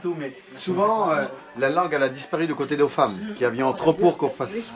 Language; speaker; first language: French; native; French